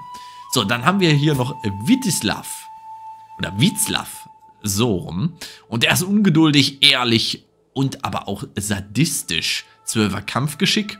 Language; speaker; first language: German; native; German